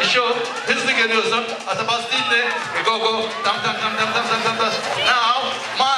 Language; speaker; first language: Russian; non-native, learner; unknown